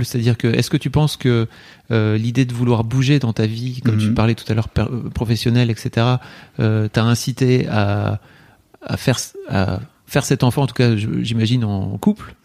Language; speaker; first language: French; native; French